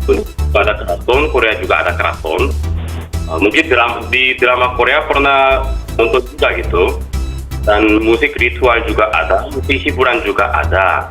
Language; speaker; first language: Indonesian; non-native, fluent; Korean